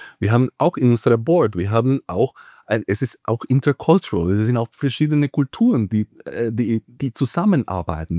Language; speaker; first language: German; non-native, fluent; Spanish